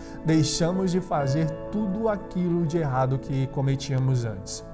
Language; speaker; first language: Portuguese; native; Portuguese